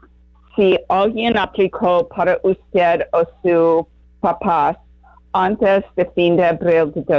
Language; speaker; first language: Spanish; non-native, learner; English